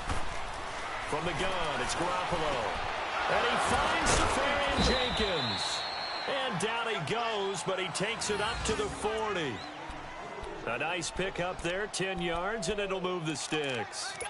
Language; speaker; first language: English; native; English